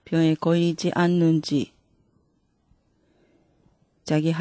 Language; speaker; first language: Korean; non-native, fluent; Japanese